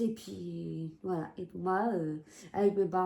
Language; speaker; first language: French; native; French